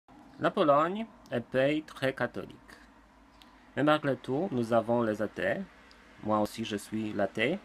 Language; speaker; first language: French; non-native, learner; Polish